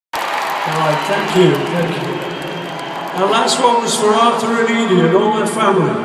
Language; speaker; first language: English; native; English